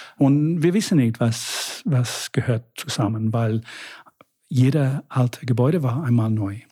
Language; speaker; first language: German; non-native, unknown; English